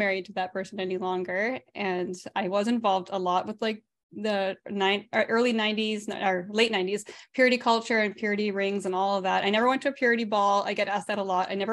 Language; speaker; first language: English; native; English